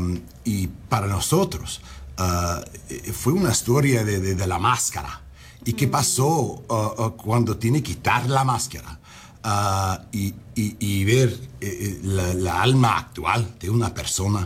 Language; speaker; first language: Spanish; non-native, learner; English